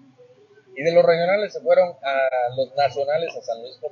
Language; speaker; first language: Spanish; native; Spanish